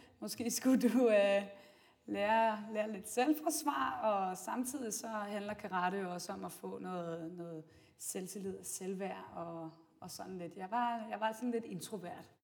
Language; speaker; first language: Danish; native; Danish